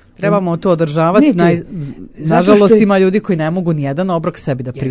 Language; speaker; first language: Croatian; native; Croatian